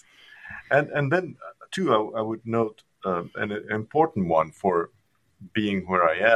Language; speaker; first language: English; non-native, fluent; Spanish